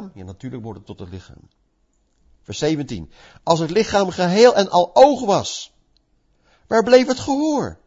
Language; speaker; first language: Dutch; native; Dutch